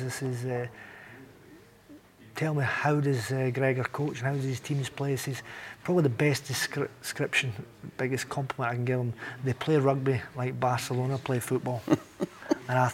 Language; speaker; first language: English; native; English